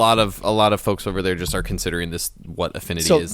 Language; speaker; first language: English; native; English